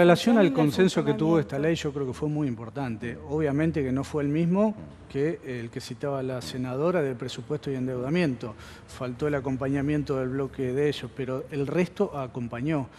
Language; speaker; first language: Spanish; native; Spanish